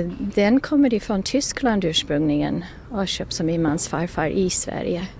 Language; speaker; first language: Swedish; non-native, fluent; English